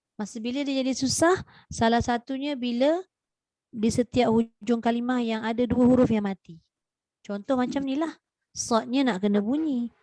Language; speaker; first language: Malay; native; Malay